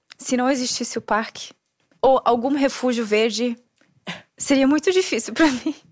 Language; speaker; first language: Portuguese; non-native, fluent; German